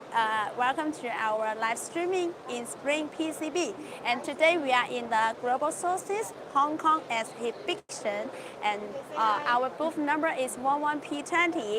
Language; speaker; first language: English; non-native, local second language; Chinese